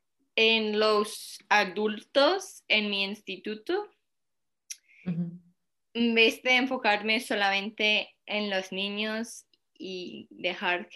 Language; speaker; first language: Spanish; early bilingual, heritage; Spanish